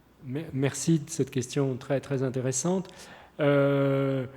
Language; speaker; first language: French; native; French